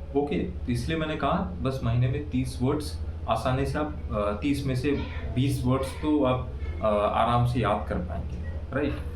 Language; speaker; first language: Hindi; non-native, local second language; Santali